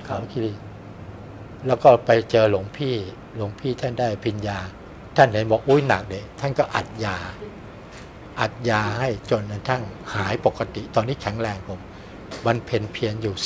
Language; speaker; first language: Thai; native; Thai